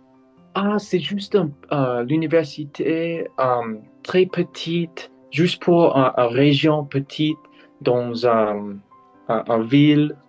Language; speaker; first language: French; non-native, learner; English